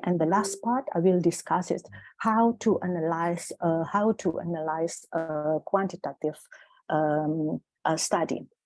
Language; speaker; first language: English; non-native, fluent; Indonesian